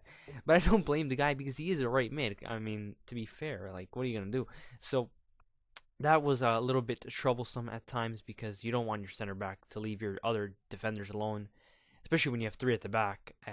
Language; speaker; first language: English; native; English